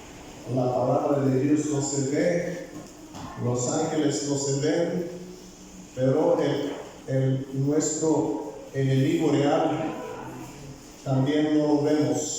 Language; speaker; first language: Spanish; non-native, fluent; Bulgarian